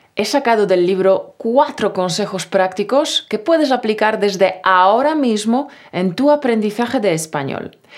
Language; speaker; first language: Spanish; native; Spanish